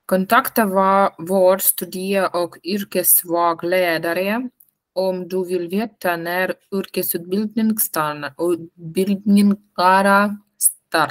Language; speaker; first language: Swedish; non-native, learner; Russian